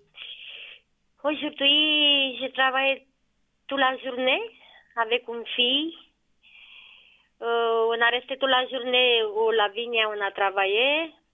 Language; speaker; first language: French; non-native, learner; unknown